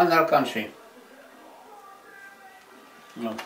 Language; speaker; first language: Swedish; early bilingual, heritage; Swedish